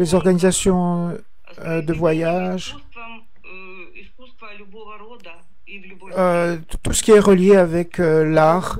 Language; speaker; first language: French; non-native, fluent; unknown